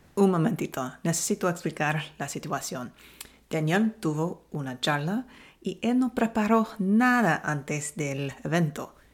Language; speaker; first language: Spanish; native; Spanish